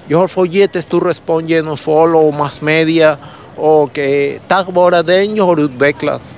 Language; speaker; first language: Swedish; early bilingual, other home language; Spanish